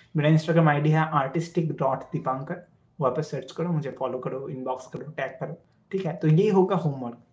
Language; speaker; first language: Hindi; non-native, local second language; Bangla